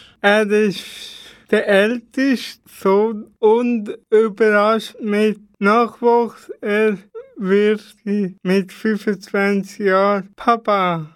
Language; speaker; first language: German; non-native, learner; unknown